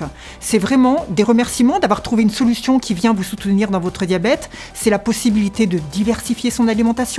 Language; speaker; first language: French; native; French